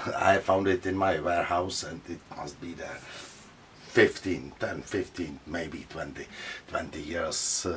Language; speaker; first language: English; non-native, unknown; Czech